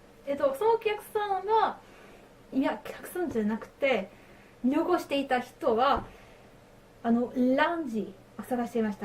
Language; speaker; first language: Japanese; non-native, learner; French